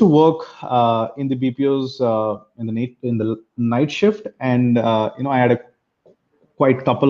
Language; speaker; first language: English; non-native, local second language; Bangla